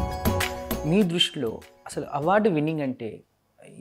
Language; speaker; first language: Telugu; native; Telugu